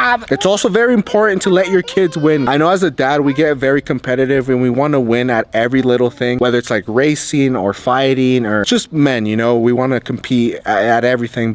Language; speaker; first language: English; early bilingual, other home language; Spanish